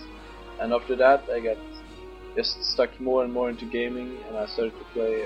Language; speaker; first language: English; non-native, fluent; Swedish